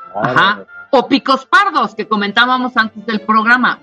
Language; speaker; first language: Spanish; native; Spanish